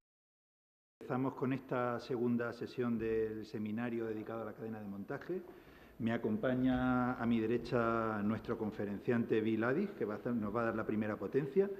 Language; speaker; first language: Spanish; native; Spanish